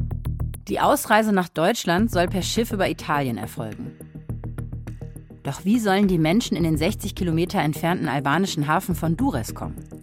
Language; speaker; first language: German; native; German